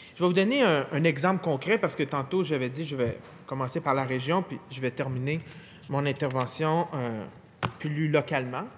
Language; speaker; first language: French; native; French